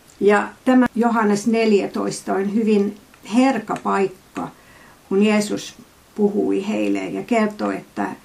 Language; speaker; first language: Finnish; non-native, fluent; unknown